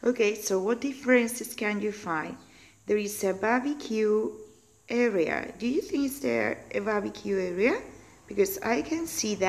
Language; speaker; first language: English; non-native, learner; Spanish